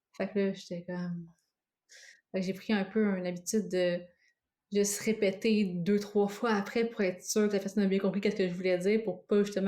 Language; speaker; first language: French; native; French